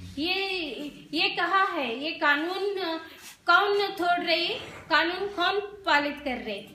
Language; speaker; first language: Hindi; non-native, local second language; Telugu